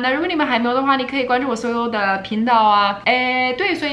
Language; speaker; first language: Chinese; non-native, fluent; English